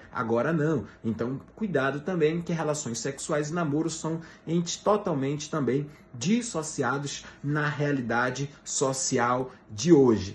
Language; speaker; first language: Portuguese; native; Portuguese